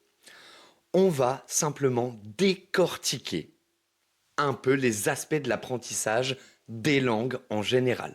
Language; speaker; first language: French; native; French